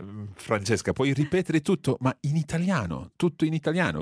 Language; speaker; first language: Italian; non-native, fluent; English